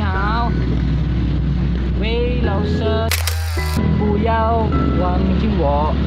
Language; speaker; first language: Chinese; non-native, learner; Indonesian